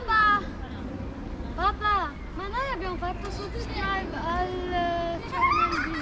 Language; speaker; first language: Italian; early bilingual, other home language; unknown